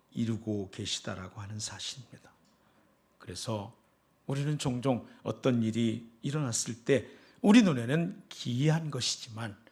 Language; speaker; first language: Korean; native; Korean